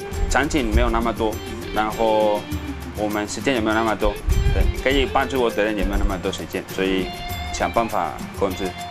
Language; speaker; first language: Chinese; non-native, fluent; Spanish